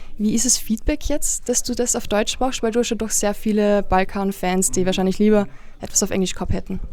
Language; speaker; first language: German; native; German